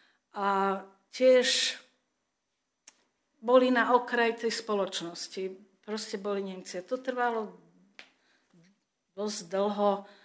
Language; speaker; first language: Slovak; non-native, local second language; German